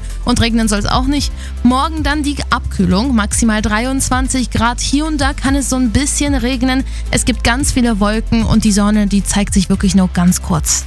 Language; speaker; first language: German; native; German